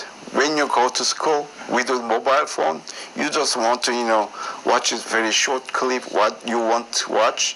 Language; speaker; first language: English; non-native, learner; Korean